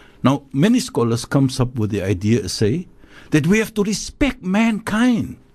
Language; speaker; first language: English; native; English